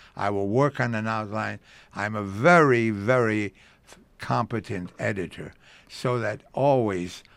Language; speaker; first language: English; early bilingual, other home language; Yiddish